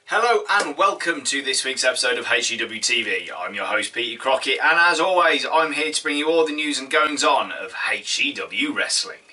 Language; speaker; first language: English; native; English